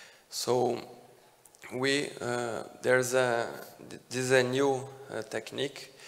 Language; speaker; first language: English; non-native, fluent; Portuguese